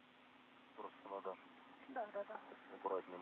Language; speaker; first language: Russian; native; Russian